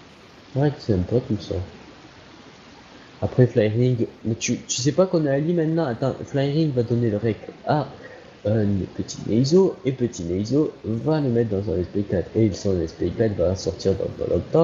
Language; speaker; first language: French; native; French